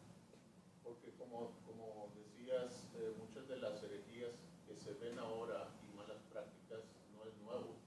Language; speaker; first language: Spanish; native; Spanish